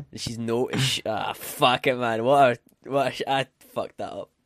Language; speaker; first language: English; native; English